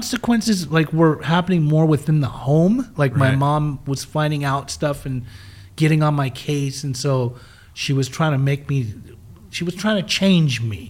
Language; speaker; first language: English; early bilingual, other home language; German